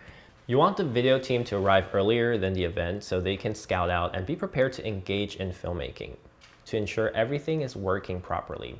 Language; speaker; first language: English; native; English